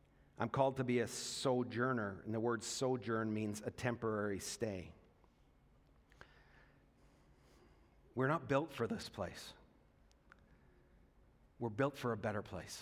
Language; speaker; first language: English; native; English